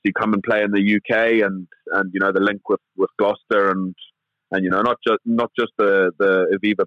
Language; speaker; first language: English; native; English